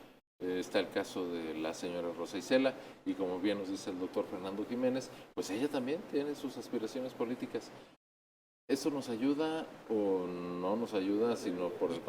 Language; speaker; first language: Spanish; native; Spanish